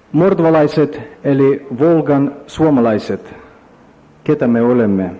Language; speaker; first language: Finnish; non-native, learner; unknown